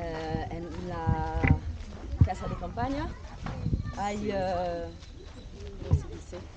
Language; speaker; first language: Spanish; non-native, learner; French